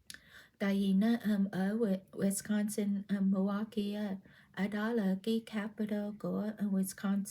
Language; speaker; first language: Vietnamese; early bilingual, heritage; Vietnamese